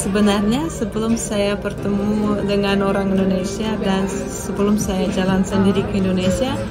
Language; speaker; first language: Indonesian; non-native, fluent; Russian